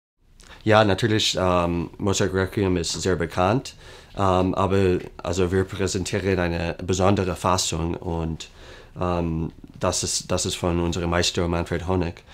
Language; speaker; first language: German; non-native, fluent; English